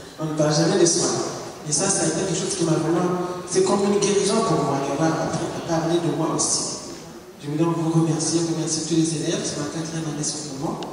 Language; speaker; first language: French; non-native, local second language; Lingala